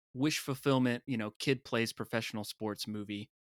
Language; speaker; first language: English; native; English